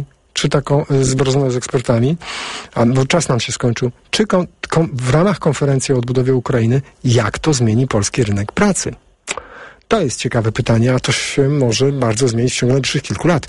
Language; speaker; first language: Polish; native; Polish